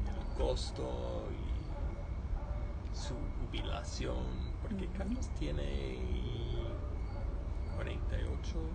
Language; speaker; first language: Spanish; non-native, fluent; English